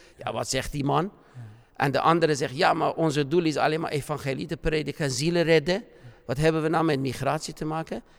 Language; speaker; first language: Dutch; non-native, fluent; Persian